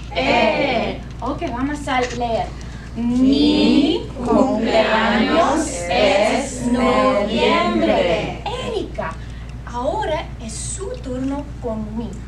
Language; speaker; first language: Spanish; non-native, learner; English